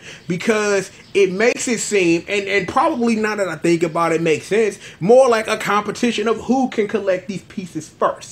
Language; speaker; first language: English; native; English